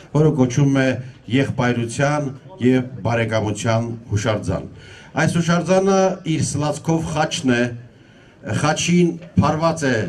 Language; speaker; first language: Armenian; native; Armenian